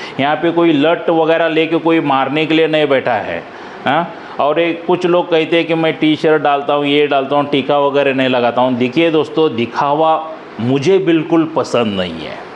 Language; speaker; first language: Hindi; non-native, local second language; Marathi